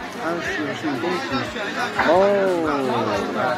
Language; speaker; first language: Chinese; non-native, learner; English